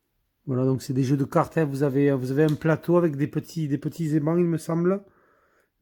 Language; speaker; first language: French; native; French